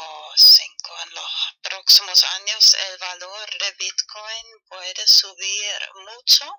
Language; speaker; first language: Spanish; non-native, fluent; German